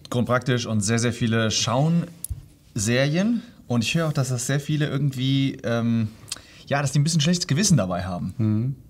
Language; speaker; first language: German; native; German